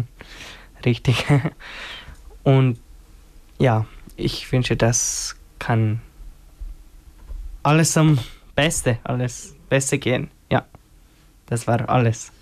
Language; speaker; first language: German; non-native, learner; Albanian